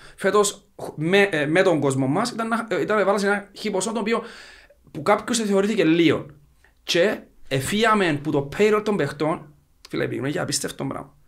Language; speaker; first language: Greek; native; Greek